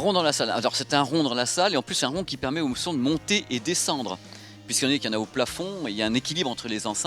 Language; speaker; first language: French; native; French